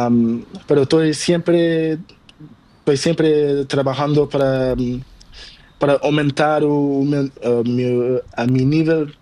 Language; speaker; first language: Spanish; non-native, learner; Portuguese